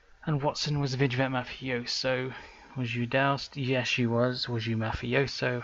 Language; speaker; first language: English; native; English